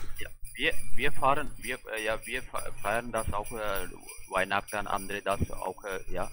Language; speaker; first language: German; non-native, learner; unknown